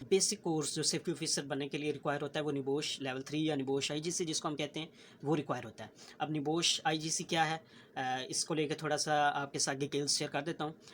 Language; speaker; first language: Urdu; native; Urdu